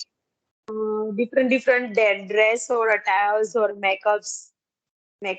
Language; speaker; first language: English; non-native, learner; Gujarati